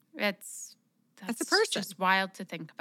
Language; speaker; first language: English; native; English